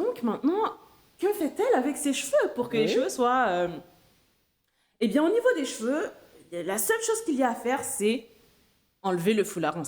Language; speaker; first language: French; non-native, local second language; Haitian Creole